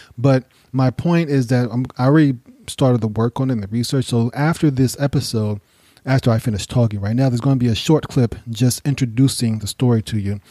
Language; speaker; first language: English; native; English